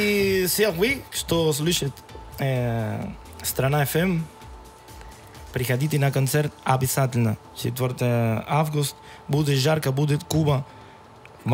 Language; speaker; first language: Russian; non-native, learner; Spanish